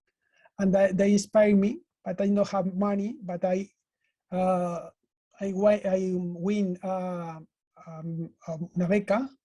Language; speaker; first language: English; non-native, learner; Spanish